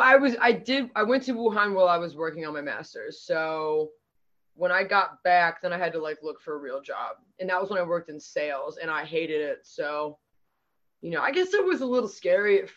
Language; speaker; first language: English; native; English